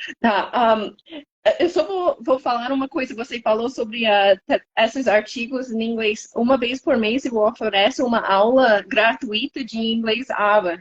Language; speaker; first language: Portuguese; non-native, fluent; English